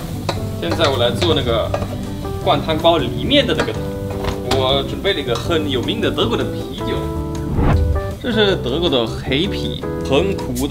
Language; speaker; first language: Chinese; non-native, fluent; German